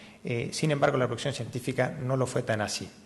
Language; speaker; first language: Spanish; native; Spanish